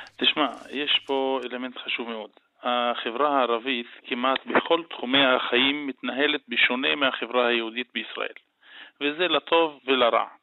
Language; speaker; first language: Hebrew; non-native, local second language; Arabic